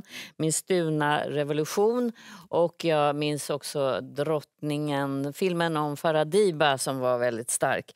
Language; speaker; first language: Swedish; native; Swedish